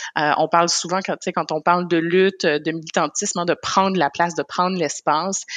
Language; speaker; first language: French; native; French